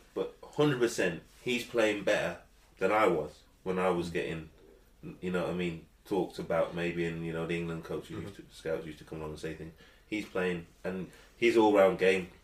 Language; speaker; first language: English; early bilingual, other home language; Yoruba